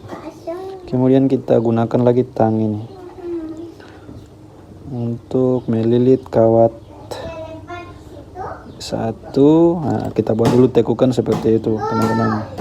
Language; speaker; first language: Indonesian; native; Indonesian